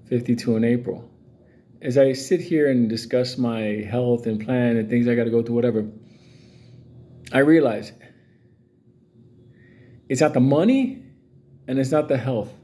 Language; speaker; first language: English; native; English